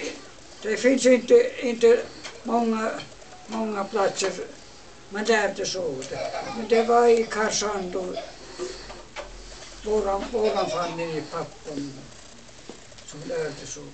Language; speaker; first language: Swedish; non-native, local second language; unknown